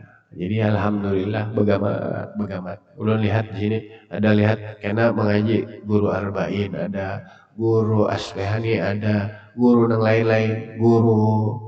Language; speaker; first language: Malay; non-native, local second language; Banjar